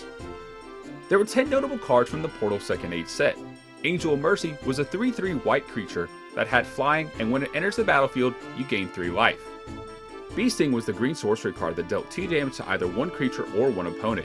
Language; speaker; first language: English; native; English